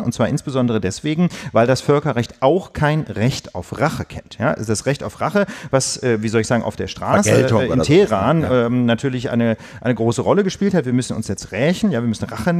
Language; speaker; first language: German; native; German